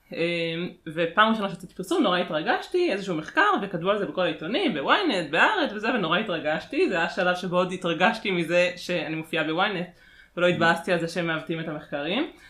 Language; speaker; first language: Hebrew; native; Hebrew